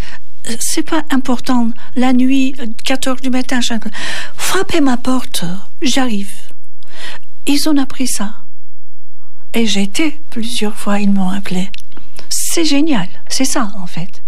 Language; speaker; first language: French; non-native, fluent; Turkish